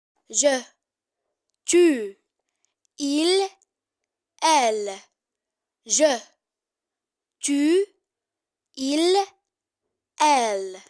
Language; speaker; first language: French; non-native, fluent; Arabic